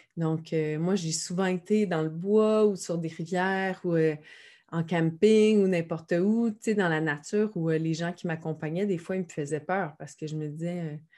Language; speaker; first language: French; native; French